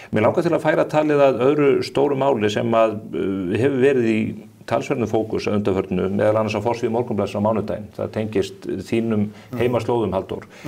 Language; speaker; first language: Icelandic; native; Icelandic